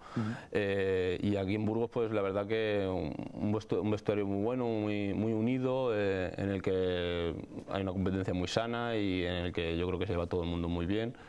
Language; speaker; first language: Spanish; native; Spanish